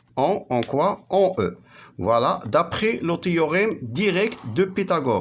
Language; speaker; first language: French; non-native, local second language; Arabic